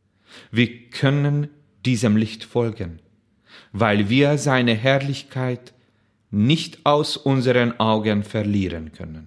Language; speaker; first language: German; non-native, fluent; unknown